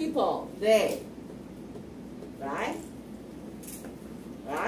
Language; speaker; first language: English; non-native, fluent; Chinese